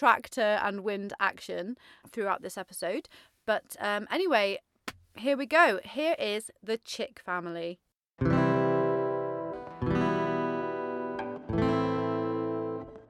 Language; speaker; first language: English; native; English